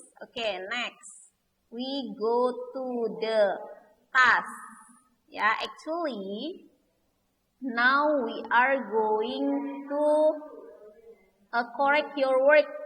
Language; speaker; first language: English; non-native, learner; Indonesian